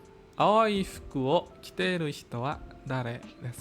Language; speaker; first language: Japanese; non-native, fluent; Indonesian